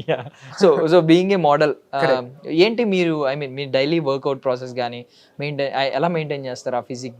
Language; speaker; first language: Telugu; native; Telugu